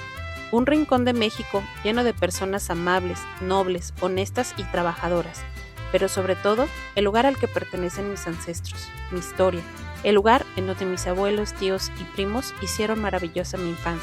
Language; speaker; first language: Spanish; native; Spanish